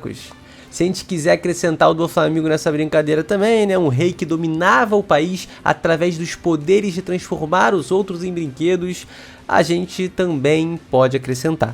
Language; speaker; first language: Portuguese; native; Portuguese